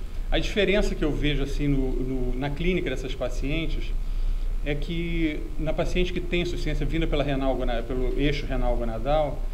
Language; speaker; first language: Portuguese; native; Portuguese